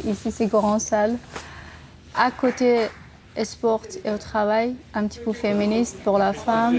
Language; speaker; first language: French; non-native, learner; Persian